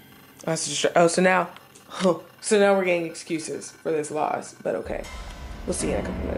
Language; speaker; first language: English; native; English